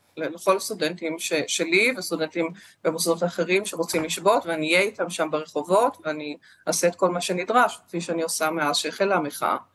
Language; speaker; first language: Hebrew; native; Hebrew